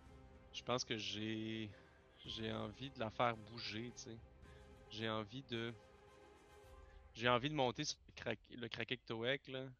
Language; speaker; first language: French; native; French